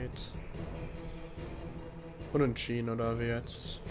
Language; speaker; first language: German; native; German